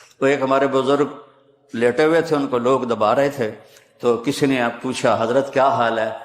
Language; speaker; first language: Urdu; non-native, local second language; Punjabi